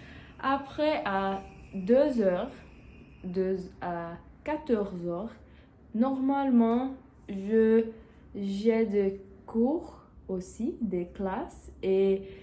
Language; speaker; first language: French; non-native, learner; Portuguese